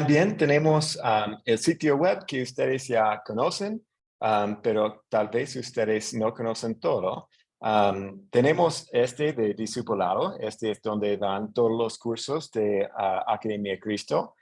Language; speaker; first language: Spanish; non-native, fluent; English